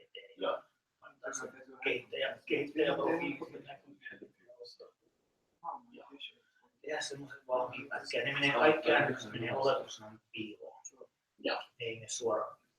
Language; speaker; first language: Finnish; native; Finnish